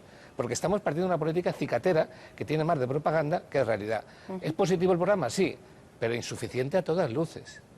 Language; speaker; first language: Spanish; native; Spanish